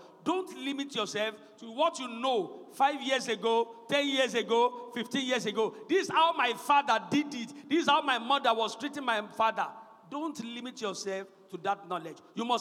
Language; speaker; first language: English; non-native, local second language; Yoruba